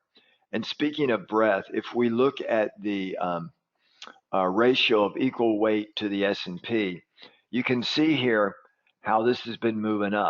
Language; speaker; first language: English; native; English